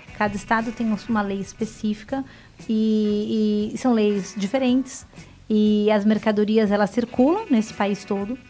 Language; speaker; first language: Portuguese; native; Portuguese